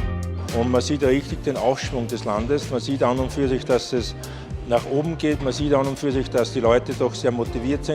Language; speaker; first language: German; native; German